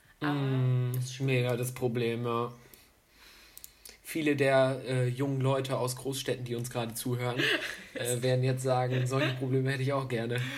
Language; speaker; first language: German; native; German